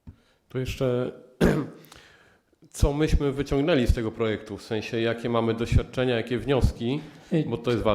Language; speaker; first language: Polish; native; Polish